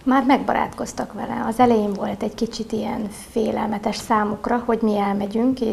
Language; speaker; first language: Hungarian; native; Hungarian